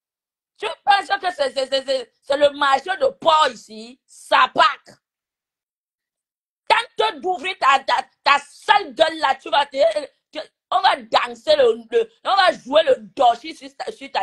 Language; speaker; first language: French; non-native, local second language; Lingala